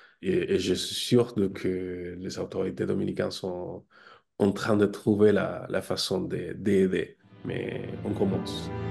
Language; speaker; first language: French; non-native, fluent; Spanish